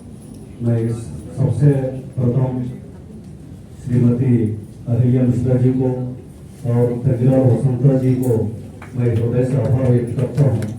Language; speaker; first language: Hindi; non-native, local second language; Telugu